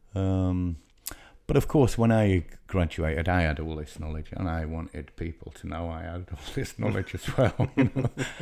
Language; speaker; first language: English; native; English